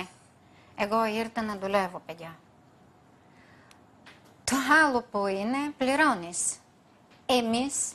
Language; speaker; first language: Greek; non-native, fluent; Bulgarian